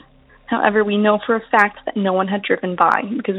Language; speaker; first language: English; native; English